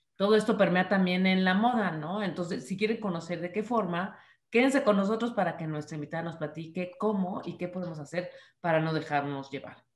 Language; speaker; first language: Spanish; native; Spanish